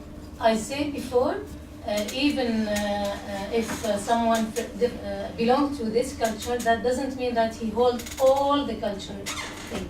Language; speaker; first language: English; non-native, learner; Arabic